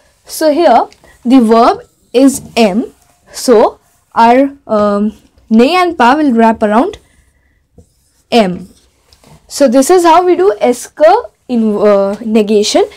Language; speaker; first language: English; non-native, local second language; Hindi